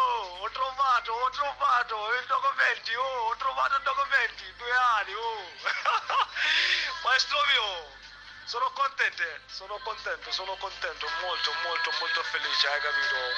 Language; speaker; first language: Italian; non-native, learner; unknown